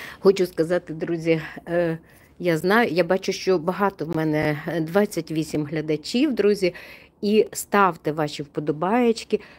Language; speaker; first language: Ukrainian; non-native, local second language; Russian